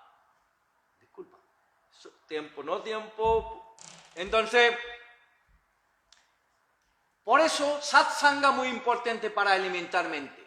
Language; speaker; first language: Spanish; non-native, learner; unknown